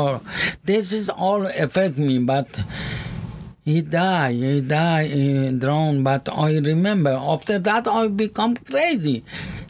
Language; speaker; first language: English; non-native, learner; Persian